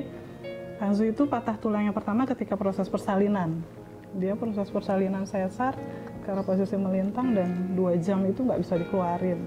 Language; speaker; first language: Indonesian; native; Indonesian